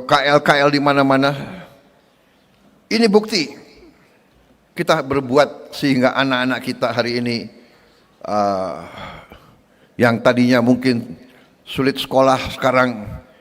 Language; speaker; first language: Indonesian; native; Indonesian